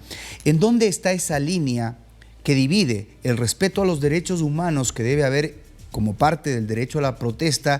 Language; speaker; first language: Spanish; native; Spanish